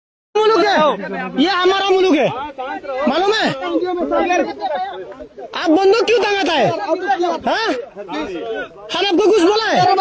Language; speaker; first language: Hindi; non-native, learner; Bangla